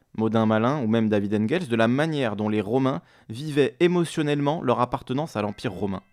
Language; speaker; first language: French; native; French